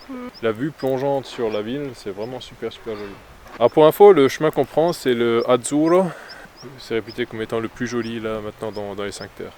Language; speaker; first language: French; native; French